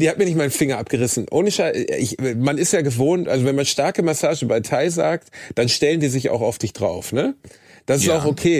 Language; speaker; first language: German; native; German